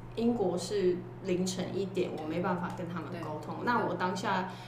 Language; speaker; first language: Chinese; non-native, local second language; Cantonese